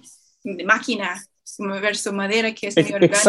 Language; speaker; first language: Spanish; non-native, fluent; English